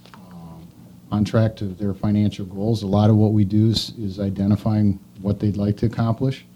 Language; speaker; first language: English; native; English